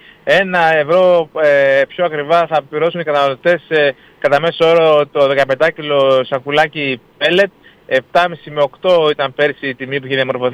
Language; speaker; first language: Greek; native; Greek